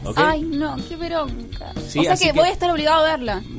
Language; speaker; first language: Spanish; native; Spanish